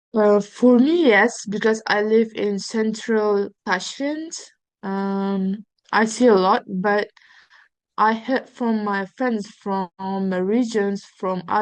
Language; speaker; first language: English; non-native, fluent; Uzbek